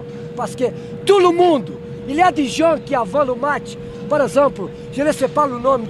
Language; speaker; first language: French; non-native, learner; Portuguese